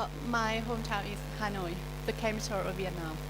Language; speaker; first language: English; non-native, learner; Vietnamese